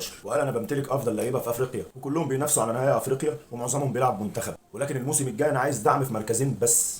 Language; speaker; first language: Arabic; native; Arabic